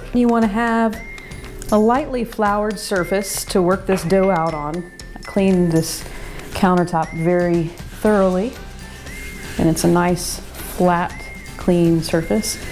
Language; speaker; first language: English; native; English